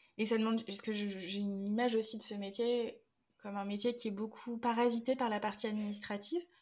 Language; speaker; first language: French; native; French